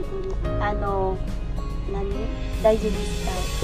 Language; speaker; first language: Japanese; non-native, learner; Filipino